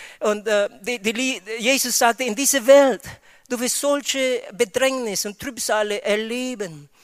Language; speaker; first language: German; non-native, fluent; Filipino